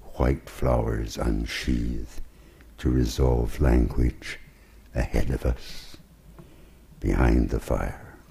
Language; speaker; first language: English; native; English